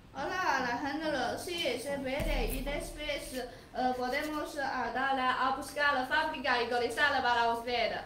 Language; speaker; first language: Spanish; non-native, learner; Chinese